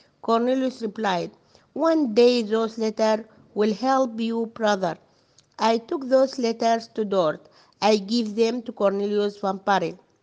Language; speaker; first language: English; non-native, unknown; Arabic